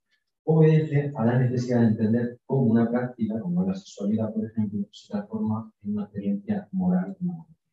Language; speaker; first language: Spanish; native; Spanish